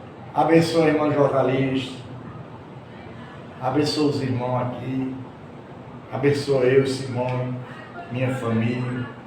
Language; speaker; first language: Portuguese; native; Portuguese